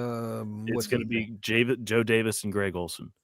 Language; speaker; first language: English; native; English